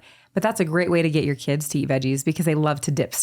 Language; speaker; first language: English; native; English